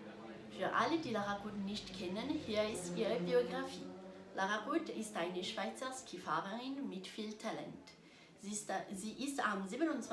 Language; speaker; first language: German; non-native, learner; Italian